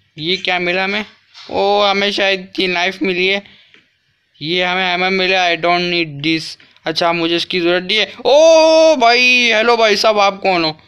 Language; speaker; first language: Hindi; native; Hindi